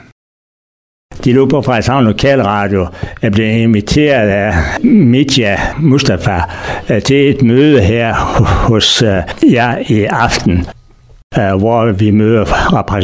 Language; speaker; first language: Danish; native; Danish